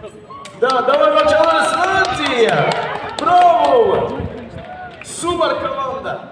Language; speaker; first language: Russian; non-native, learner; Arabic